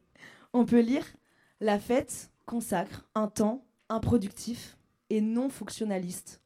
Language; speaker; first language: French; native; French